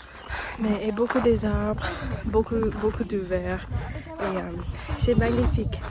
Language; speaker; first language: French; non-native, learner; English